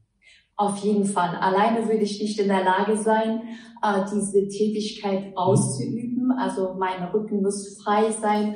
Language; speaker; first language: German; non-native, fluent; Persian